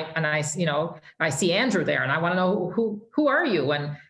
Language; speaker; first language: English; native; English